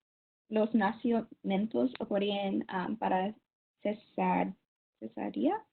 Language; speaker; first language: Spanish; non-native, learner; English